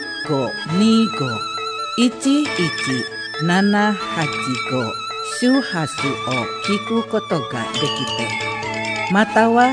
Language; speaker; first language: Japanese; non-native, fluent; Indonesian